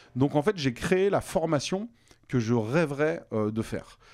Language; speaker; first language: French; native; French